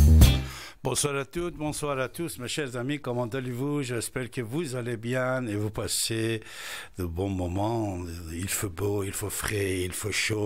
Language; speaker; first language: French; non-native, fluent; Persian